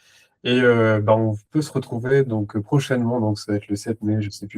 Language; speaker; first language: French; native; French